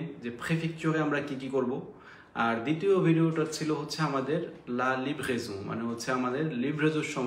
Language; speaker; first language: French; non-native, fluent; Bangla